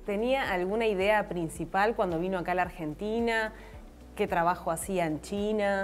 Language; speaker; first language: Spanish; native; Spanish